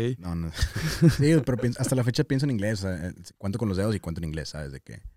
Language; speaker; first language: Spanish; early bilingual, heritage; English